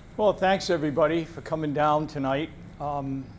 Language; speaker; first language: English; native; English